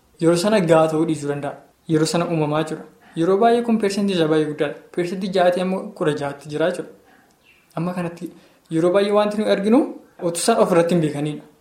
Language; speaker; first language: Oromo; native; Oromo